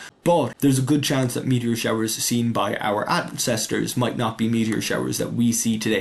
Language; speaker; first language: English; native; English